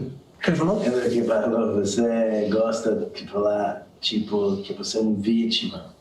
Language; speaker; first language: Portuguese; non-native, learner; English